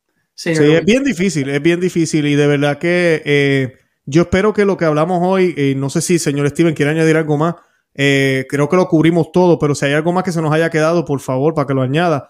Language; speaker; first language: Spanish; native; Spanish